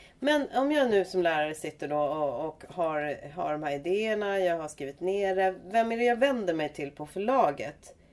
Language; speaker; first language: Swedish; native; Swedish